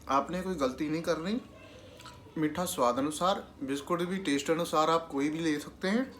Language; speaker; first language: Hindi; non-native, local second language; Punjabi